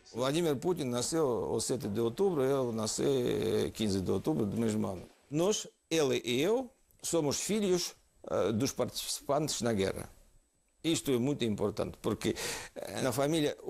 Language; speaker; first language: Portuguese; non-native, fluent; Russian